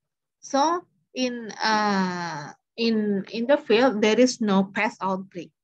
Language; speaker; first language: English; non-native, fluent; Indonesian